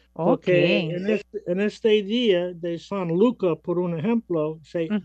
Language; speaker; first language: Spanish; non-native, learner; English